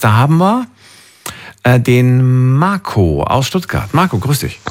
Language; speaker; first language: German; native; German